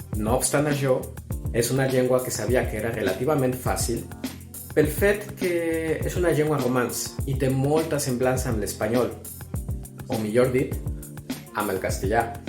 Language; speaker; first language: Catalan; non-native, fluent; Spanish